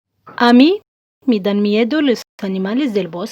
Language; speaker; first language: Spanish; non-native, learner; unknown